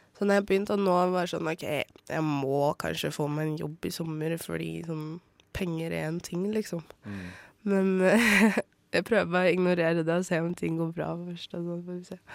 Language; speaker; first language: Norwegian; native; Norwegian